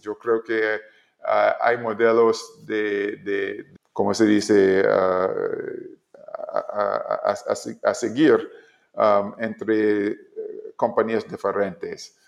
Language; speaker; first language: Spanish; non-native, learner; English